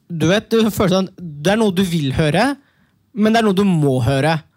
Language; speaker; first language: Norwegian; early bilingual, other home language; Turkish